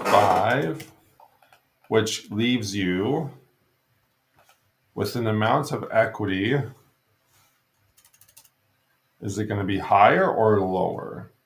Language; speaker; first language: English; native; English